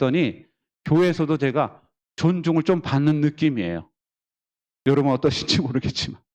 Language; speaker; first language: Korean; native; Korean